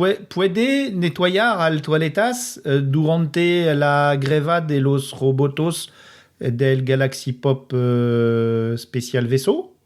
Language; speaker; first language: Spanish; non-native, learner; French